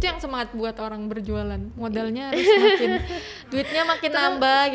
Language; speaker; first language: Indonesian; native; Indonesian